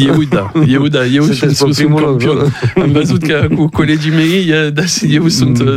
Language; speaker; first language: Romanian; non-native, fluent; French